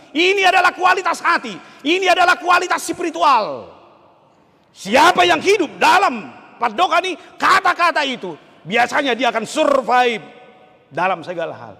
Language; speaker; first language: Indonesian; non-native, local second language; Batak Toba